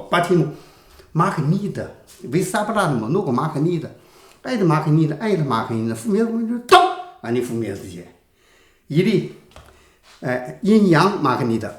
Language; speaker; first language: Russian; non-native, learner; Chinese